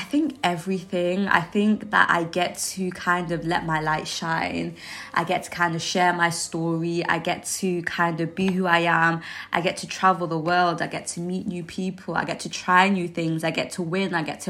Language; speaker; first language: English; native; English